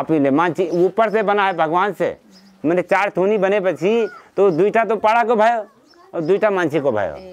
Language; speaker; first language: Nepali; non-native, local second language; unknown